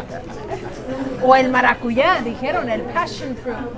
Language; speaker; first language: Spanish; early bilingual, heritage; Spanish